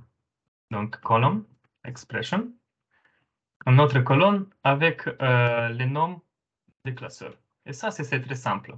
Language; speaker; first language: French; non-native, fluent; Romanian